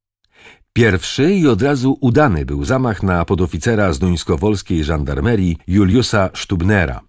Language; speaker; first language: Polish; native; Polish